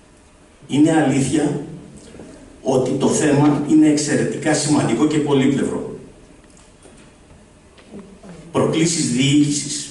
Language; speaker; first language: Greek; native; Greek